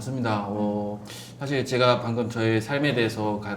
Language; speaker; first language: Korean; native; Korean